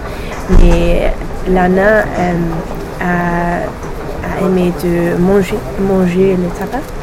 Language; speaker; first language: French; non-native, learner; English